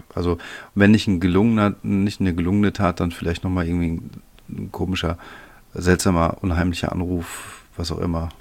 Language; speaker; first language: German; native; German